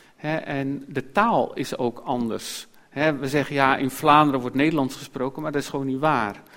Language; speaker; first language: Dutch; native; Dutch